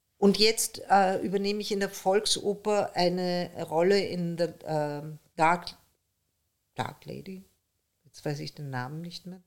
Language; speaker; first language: German; early bilingual, other home language; Persian